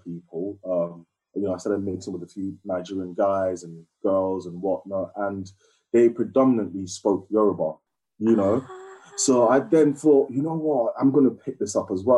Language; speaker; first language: English; native; English